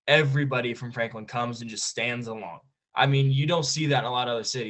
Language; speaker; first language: English; native; English